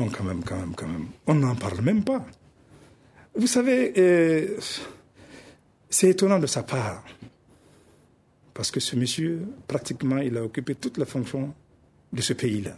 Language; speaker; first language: French; non-native, local second language; Bambara